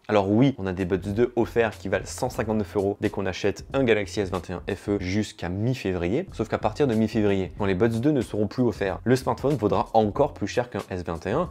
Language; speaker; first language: French; native; French